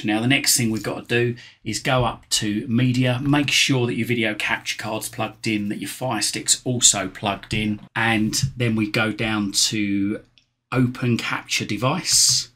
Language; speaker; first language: English; native; English